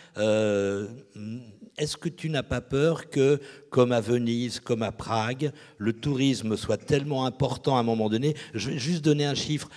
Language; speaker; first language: French; native; French